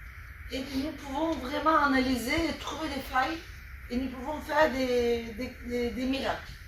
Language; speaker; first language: French; non-native, fluent; Turkish